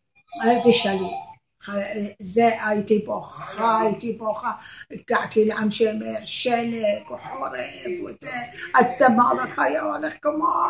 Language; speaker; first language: Hebrew; non-native, learner; Arabic